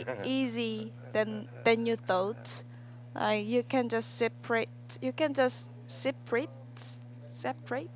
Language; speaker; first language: English; non-native, learner; Korean